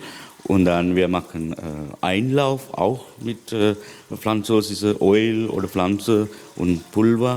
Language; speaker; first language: German; non-native, learner; Sinhala